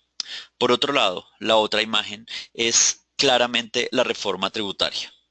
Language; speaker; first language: Spanish; native; Spanish